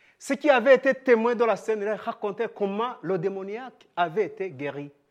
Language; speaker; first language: French; non-native, local second language; Rundi